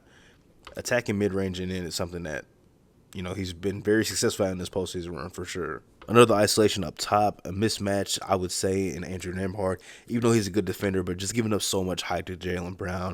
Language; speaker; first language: English; native; English